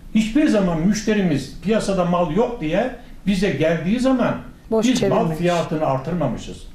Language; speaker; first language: Turkish; native; Turkish